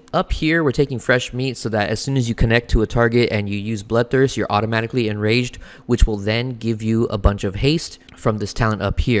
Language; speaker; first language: English; native; English